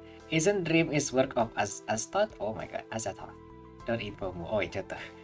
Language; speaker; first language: English; non-native, fluent; Indonesian